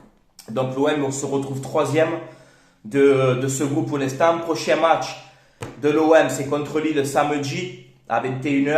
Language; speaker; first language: French; native; French